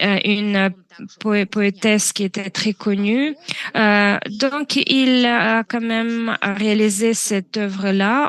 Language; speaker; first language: French; non-native, fluent; Russian